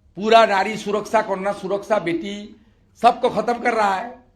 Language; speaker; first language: Hindi; non-native, local second language; Bangla